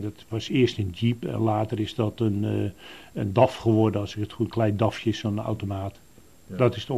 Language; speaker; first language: Dutch; native; Dutch